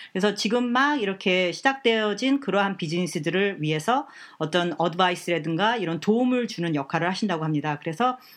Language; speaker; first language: Korean; native; Korean